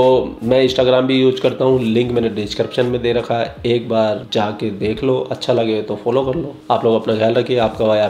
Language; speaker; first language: Hindi; native; Hindi